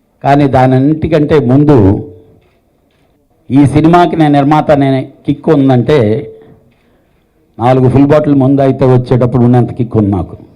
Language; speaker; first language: Telugu; native; Telugu